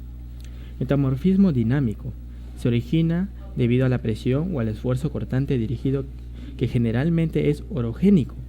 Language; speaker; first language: Spanish; native; Spanish